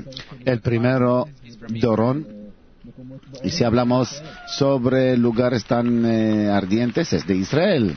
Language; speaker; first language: Spanish; non-native, learner; Hebrew